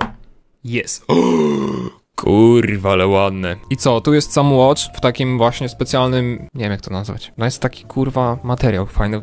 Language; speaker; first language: Polish; native; Polish